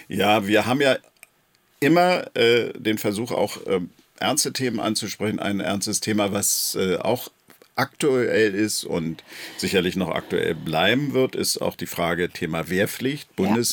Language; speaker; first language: German; native; German